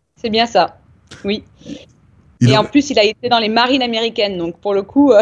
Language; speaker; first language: French; native; French